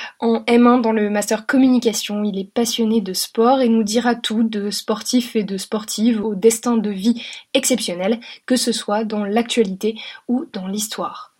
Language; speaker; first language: French; native; French